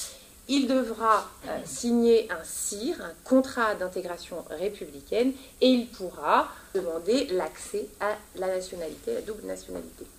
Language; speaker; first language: French; native; French